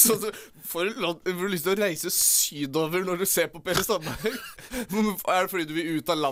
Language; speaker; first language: Norwegian; native; Norwegian